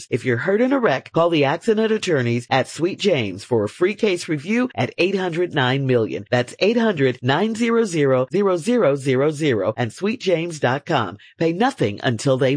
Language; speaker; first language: English; native; English